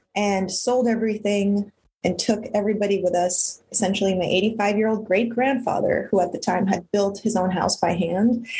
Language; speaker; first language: English; early bilingual, other home language; Russian